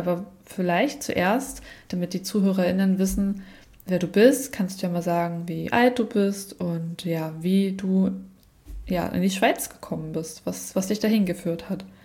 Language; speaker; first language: German; native; German